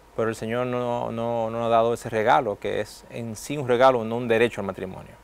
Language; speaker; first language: Spanish; early bilingual, heritage; Spanish